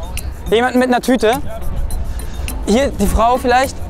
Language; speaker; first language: German; native; German